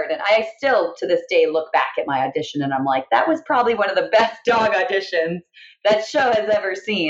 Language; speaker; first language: English; native; English